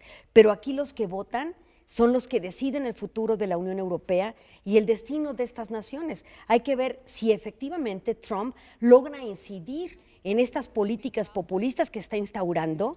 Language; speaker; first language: Spanish; native; Spanish